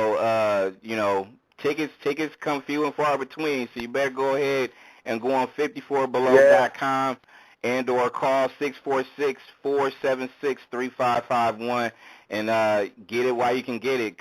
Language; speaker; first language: English; native; English